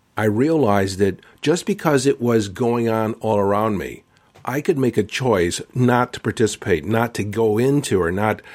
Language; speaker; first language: English; native; English